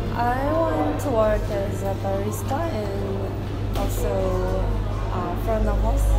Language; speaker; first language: English; non-native, learner; Korean